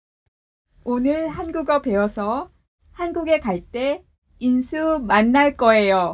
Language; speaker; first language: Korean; non-native, learner; English